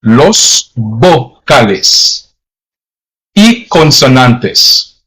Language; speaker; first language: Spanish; non-native, learner; English